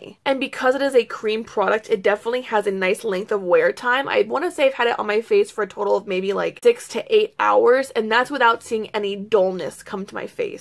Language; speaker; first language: English; native; English